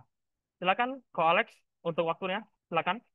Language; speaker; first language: Indonesian; native; Indonesian